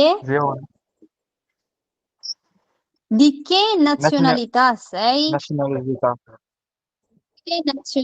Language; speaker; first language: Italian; non-native, fluent; Urdu